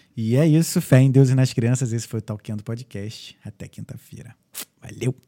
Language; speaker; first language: Portuguese; native; Portuguese